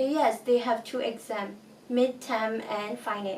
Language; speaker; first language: English; non-native, learner; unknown